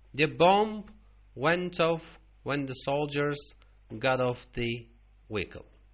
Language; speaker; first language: English; non-native, fluent; Turkish